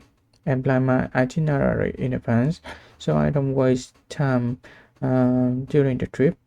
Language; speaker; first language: English; non-native, learner; Vietnamese